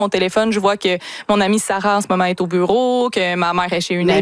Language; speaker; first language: French; native; French